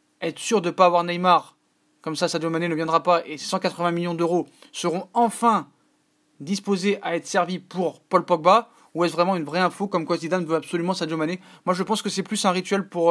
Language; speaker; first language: French; native; French